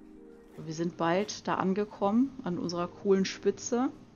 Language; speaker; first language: German; native; German